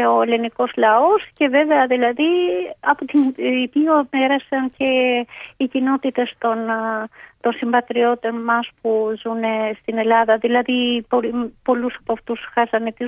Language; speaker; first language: Greek; non-native, fluent; Albanian